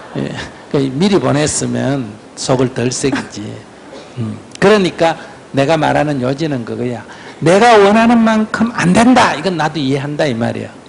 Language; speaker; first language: Korean; native; Korean